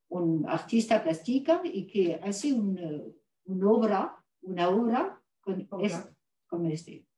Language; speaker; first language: Spanish; non-native, learner; French